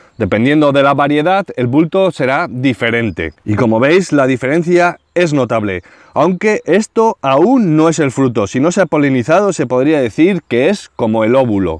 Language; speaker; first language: Spanish; native; Spanish